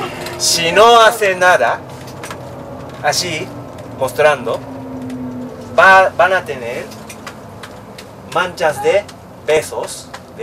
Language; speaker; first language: Spanish; non-native, learner; Japanese